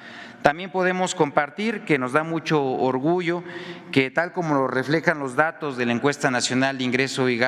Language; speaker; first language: Spanish; native; Spanish